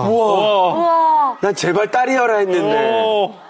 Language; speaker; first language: Korean; native; Korean